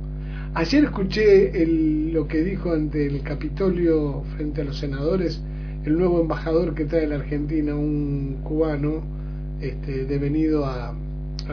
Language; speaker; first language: Spanish; native; Spanish